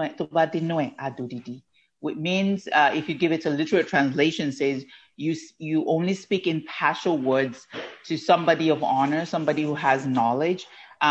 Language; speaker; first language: English; non-native, local second language; Yoruba